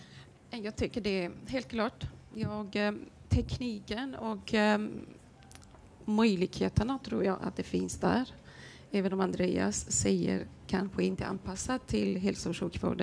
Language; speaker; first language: Swedish; non-native, fluent; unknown